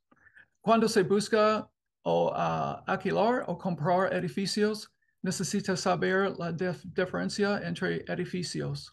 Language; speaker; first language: Spanish; non-native, learner; English